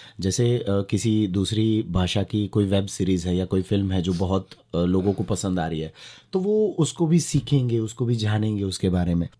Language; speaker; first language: Hindi; non-native, local second language; Kachhi